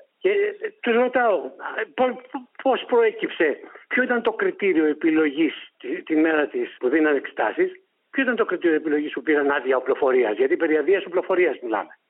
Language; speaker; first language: Greek; native; Greek